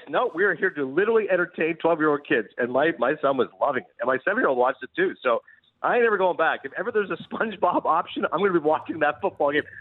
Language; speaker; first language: English; native; English